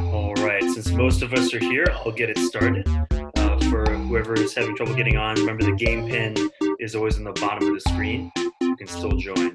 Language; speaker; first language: English; native; English